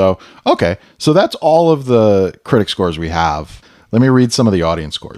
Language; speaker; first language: English; native; English